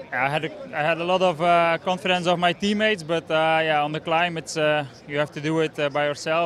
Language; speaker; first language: English; non-native, fluent; Dutch